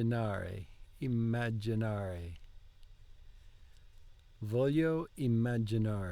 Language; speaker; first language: Italian; non-native, learner; English